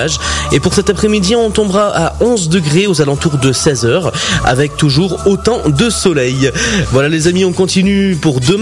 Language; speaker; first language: French; native; French